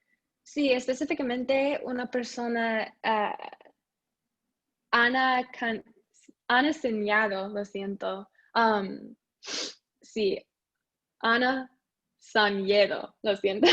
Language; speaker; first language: Spanish; non-native, learner; English